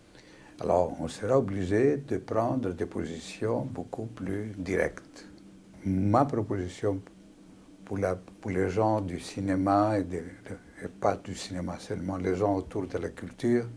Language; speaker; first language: French; non-native, fluent; Greek